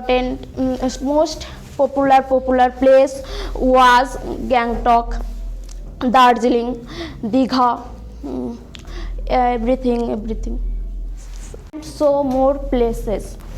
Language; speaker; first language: English; non-native, learner; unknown